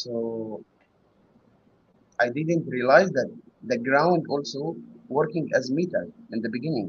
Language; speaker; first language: English; non-native, learner; Arabic